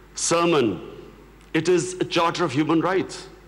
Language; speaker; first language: English; non-native, local second language; Urdu